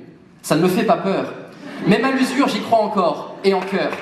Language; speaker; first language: French; native; French